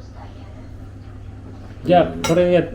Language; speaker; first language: Japanese; non-native, learner; Filipino